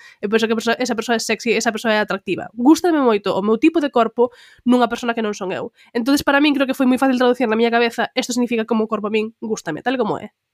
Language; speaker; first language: Galician; non-native, local second language; Spanish